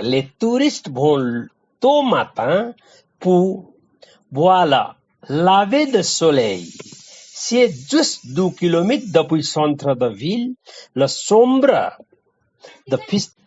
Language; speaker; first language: French; non-native, learner; Nepali